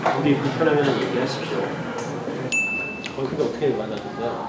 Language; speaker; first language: Korean; native; Korean